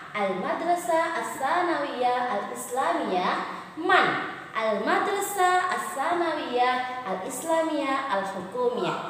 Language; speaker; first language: Arabic; non-native, fluent; Indonesian